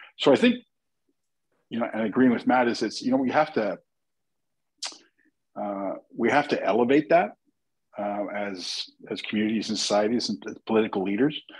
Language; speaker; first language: English; native; English